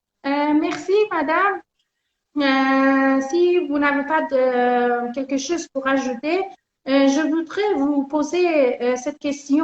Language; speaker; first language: French; non-native, learner; Persian